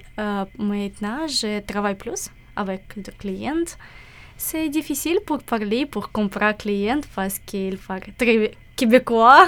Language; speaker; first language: French; non-native, learner; Ukrainian